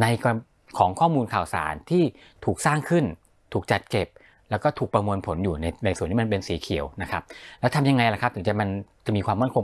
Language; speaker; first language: Thai; native; Thai